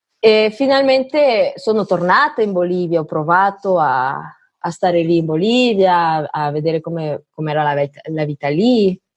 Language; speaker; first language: Italian; early bilingual, heritage; Italian